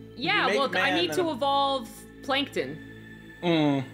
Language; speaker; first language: English; native; English